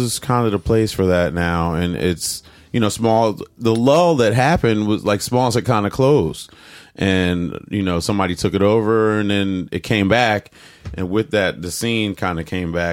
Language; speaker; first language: English; native; English